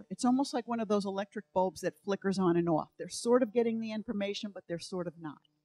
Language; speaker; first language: English; native; English